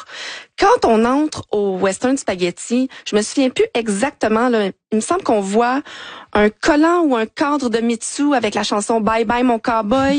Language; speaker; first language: French; native; French